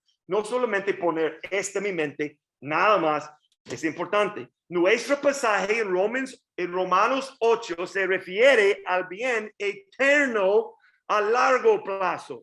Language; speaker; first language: Spanish; non-native, learner; English